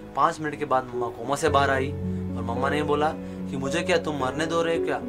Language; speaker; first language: Hindi; non-native, local second language; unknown